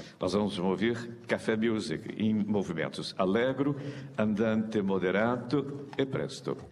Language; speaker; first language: Portuguese; native; Portuguese